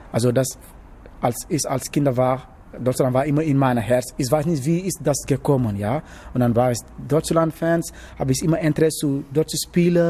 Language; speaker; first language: German; non-native, learner; Wolof